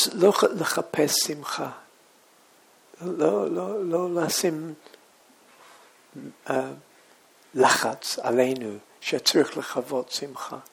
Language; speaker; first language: Hebrew; non-native, fluent; English